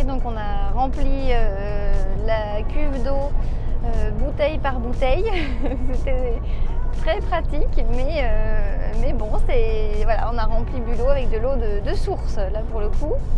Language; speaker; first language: French; native; French